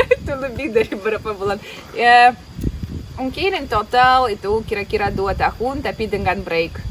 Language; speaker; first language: Indonesian; non-native, fluent; Belarusian